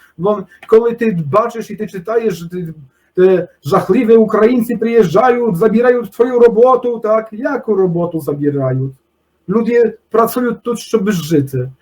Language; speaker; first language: Polish; non-native, learner; Ukrainian